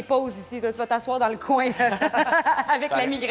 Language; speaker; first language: French; native; French